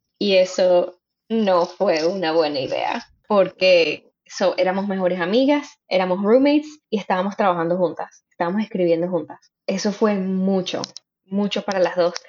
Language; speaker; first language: Spanish; native; Spanish